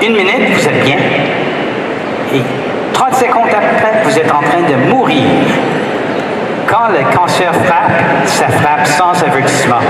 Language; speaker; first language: French; non-native, fluent; English